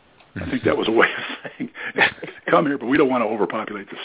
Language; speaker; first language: English; native; English